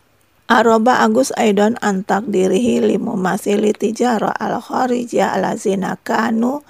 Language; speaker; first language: Arabic; non-native, fluent; Indonesian